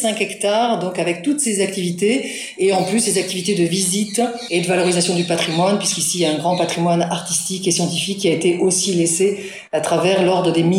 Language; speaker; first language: French; native; French